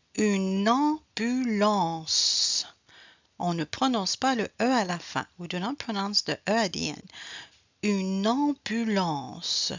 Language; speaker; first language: French; native; French